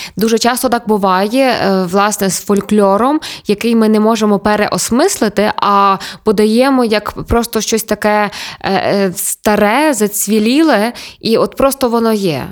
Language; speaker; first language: Ukrainian; native; Ukrainian